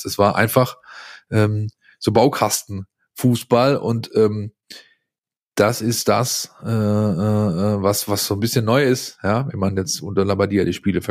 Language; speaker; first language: German; native; German